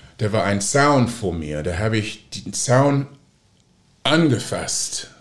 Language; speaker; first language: German; non-native, fluent; English